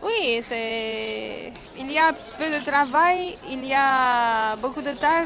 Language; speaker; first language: French; non-native, fluent; Romanian